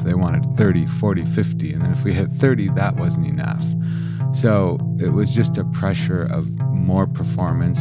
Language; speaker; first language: English; native; English